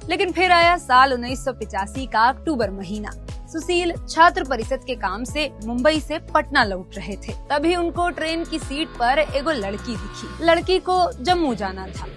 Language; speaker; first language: Hindi; native; Hindi